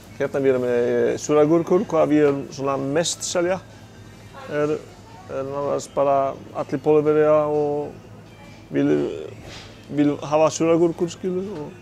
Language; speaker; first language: Icelandic; non-native, learner; Polish